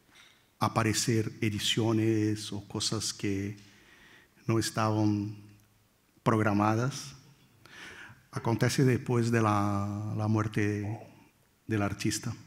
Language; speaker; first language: Spanish; non-native, fluent; Portuguese